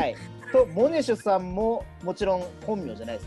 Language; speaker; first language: Japanese; native; Japanese